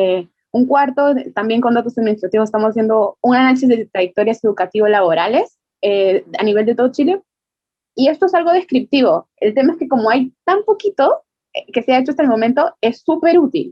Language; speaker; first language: Spanish; native; Spanish